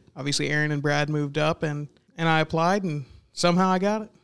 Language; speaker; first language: English; native; English